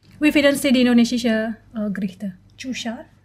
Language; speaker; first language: German; non-native, learner; Indonesian